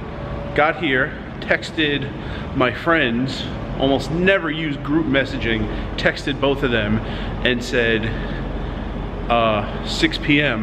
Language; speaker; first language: English; native; English